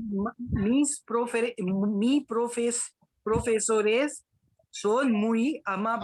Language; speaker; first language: Spanish; non-native, learner; Hindi